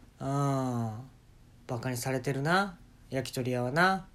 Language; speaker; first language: Japanese; native; Japanese